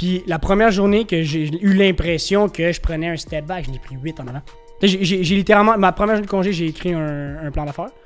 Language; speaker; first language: French; native; French